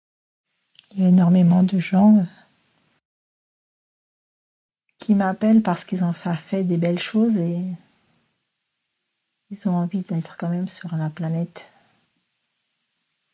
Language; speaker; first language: French; native; French